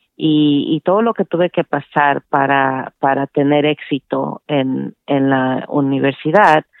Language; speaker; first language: Spanish; native; Spanish